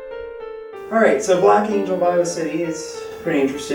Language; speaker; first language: English; native; English